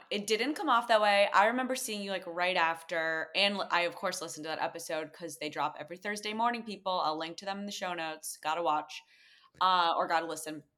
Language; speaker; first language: English; native; English